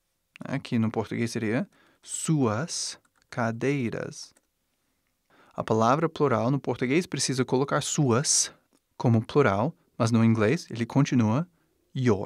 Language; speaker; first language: Portuguese; non-native, fluent; English